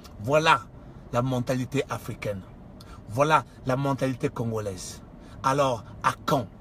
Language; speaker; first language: French; non-native, local second language; Kongo